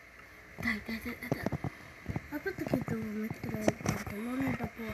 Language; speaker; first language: Italian; early bilingual, other home language; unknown